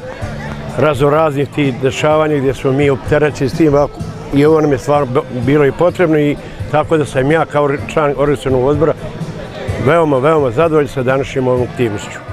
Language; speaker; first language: Bosnian; native; Bosnian